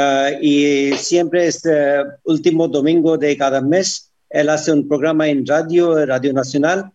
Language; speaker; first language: Spanish; non-native, fluent; Hindi